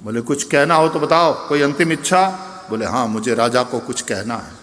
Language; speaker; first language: Hindi; non-native, local second language; Gujarati